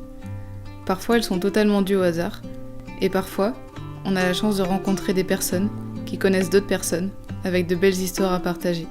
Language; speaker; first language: French; native; French